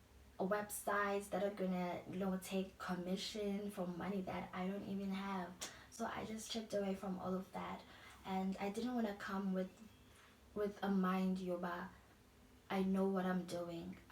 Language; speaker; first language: English; non-native, local second language; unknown